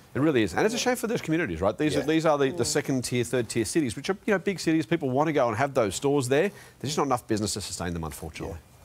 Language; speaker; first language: English; native; English